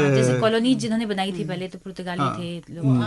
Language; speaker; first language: Hindi; native; Hindi